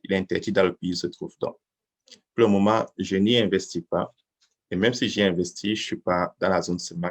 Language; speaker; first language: French; native; French